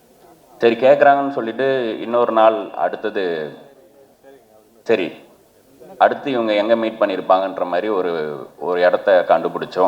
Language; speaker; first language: Tamil; native; Tamil